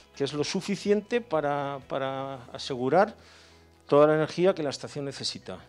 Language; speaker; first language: Spanish; native; Spanish